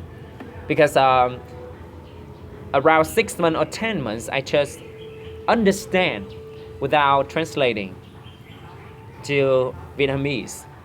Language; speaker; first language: English; non-native, learner; Vietnamese